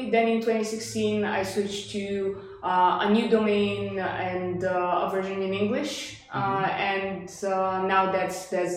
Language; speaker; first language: English; non-native, fluent; Bulgarian